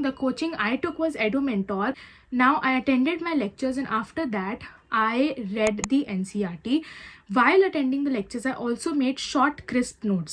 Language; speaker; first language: English; non-native, local second language; Hindi